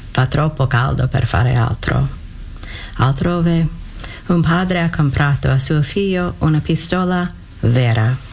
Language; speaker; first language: Italian; non-native, fluent; English